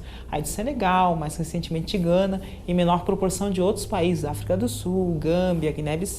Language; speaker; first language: Portuguese; native; Portuguese